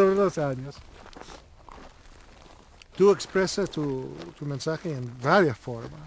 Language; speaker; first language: Spanish; non-native, learner; English